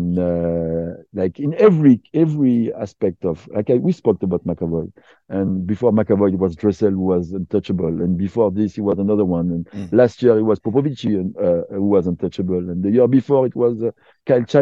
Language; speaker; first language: English; non-native, fluent; French